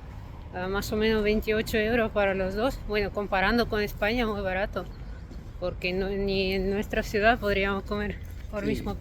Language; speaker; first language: Spanish; non-native, fluent; Russian